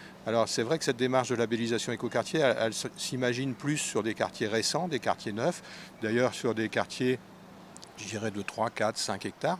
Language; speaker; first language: French; native; French